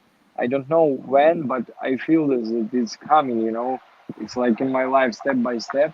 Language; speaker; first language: English; non-native, learner; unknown